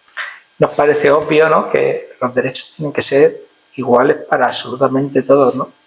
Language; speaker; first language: Spanish; native; Spanish